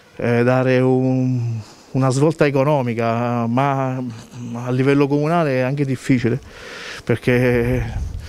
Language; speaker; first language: Italian; native; Italian